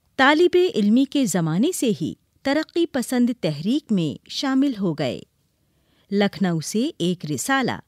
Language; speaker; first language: Urdu; native; Urdu